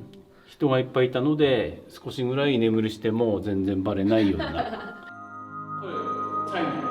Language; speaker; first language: Japanese; native; Japanese